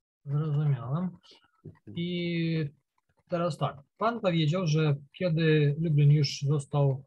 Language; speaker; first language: Polish; non-native, learner; Ukrainian